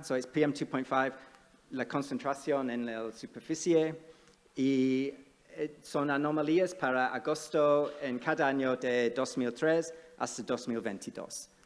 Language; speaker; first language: Spanish; non-native, fluent; English